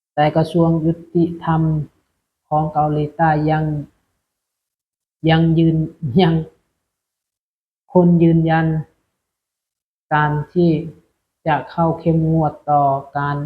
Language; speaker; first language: Thai; non-native, local second language; Lao